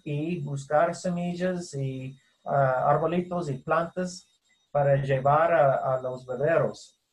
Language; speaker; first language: Spanish; non-native, fluent; English